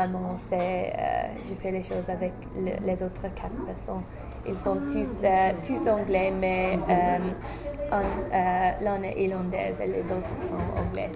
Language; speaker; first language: French; non-native, fluent; English